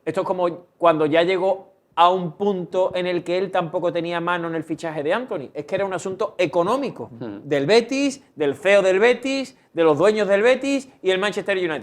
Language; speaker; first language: Spanish; native; Spanish